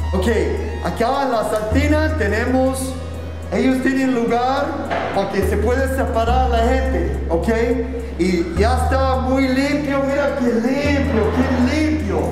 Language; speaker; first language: Spanish; non-native, learner; English